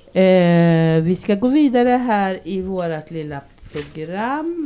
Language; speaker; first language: Swedish; early bilingual, other home language; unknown